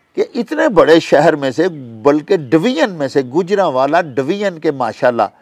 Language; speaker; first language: Urdu; non-native, local second language; Punjabi